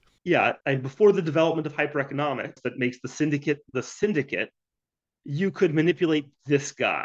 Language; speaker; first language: English; native; English